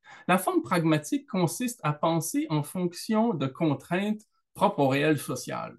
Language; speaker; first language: French; native; French